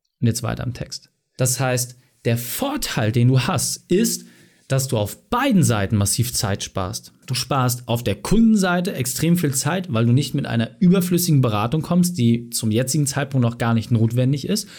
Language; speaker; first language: German; native; German